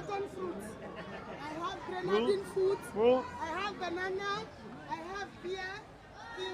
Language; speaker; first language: English; non-native, learner; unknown